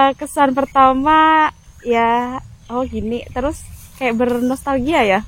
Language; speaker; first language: Indonesian; non-native, local second language; Javanese